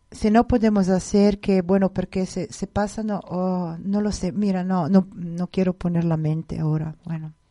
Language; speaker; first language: Spanish; non-native, fluent; Italian